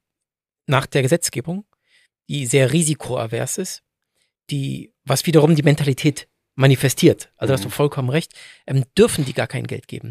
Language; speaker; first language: German; native; German